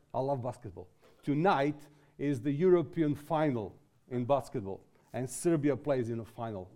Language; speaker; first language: English; non-native, fluent; Serbian